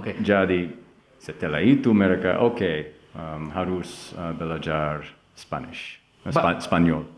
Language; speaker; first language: Indonesian; non-native, learner; English